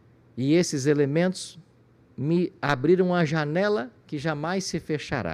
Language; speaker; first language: Portuguese; native; Portuguese